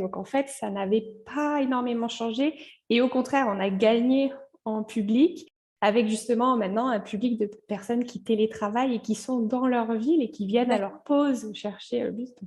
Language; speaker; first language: French; native; French